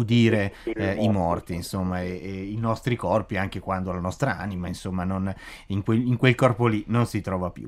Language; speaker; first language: Italian; native; Italian